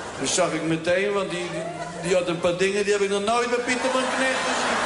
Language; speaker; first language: Dutch; native; Dutch